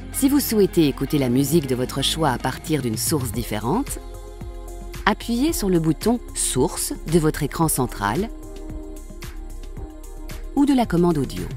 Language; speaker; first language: French; native; French